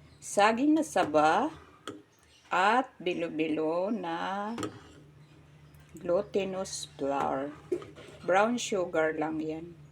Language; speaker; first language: Filipino; non-native, local second language; Bikol